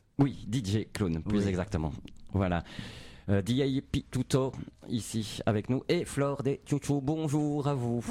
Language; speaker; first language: French; native; French